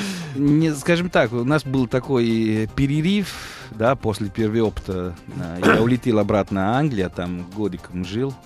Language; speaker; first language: Russian; non-native, fluent; Italian